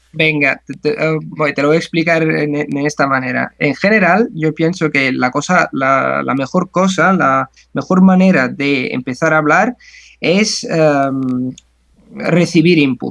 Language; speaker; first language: Spanish; non-native, fluent; Italian